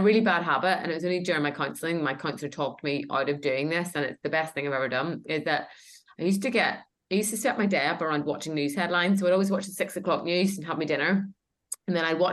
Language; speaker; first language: English; native; English